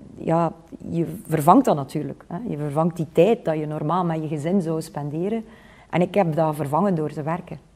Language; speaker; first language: Dutch; native; Dutch